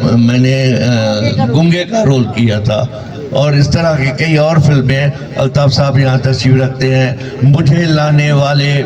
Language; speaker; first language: Urdu; non-native, local second language; Sindhi